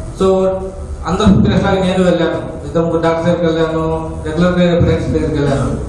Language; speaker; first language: Telugu; non-native, local second language; Urdu